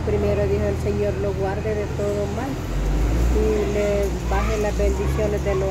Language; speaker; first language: Spanish; native; Spanish